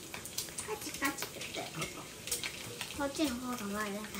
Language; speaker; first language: Japanese; early bilingual, other home language; Filipino